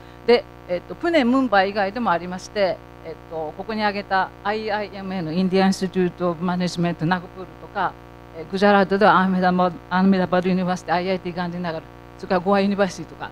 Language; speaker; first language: Japanese; native; Japanese